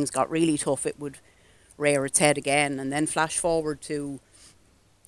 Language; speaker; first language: English; native; English